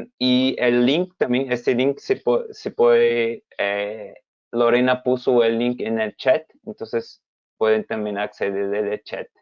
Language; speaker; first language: Spanish; non-native, fluent; Portuguese